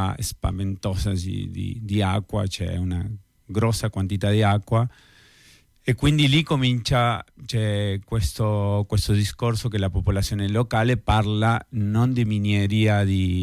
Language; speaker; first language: Italian; non-native, fluent; Spanish